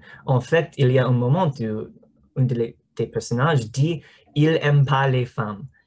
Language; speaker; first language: French; non-native, learner; English